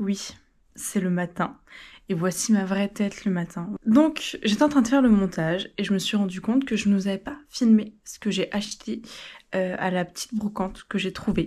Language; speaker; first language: French; native; French